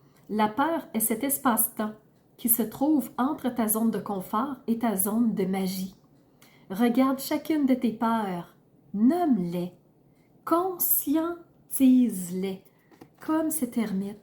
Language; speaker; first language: French; native; French